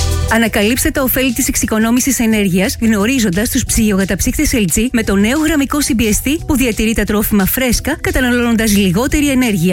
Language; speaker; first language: Greek; native; Greek